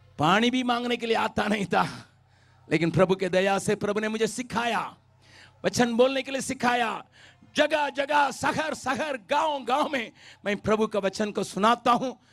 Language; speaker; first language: Hindi; non-native, local second language; Tamil